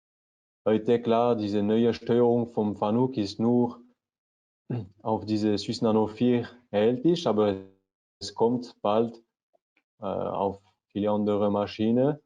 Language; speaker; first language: German; non-native, learner; French